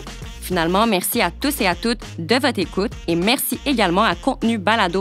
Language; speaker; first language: French; native; French